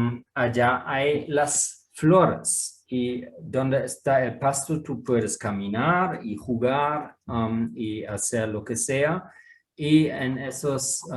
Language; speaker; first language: Spanish; non-native, fluent; German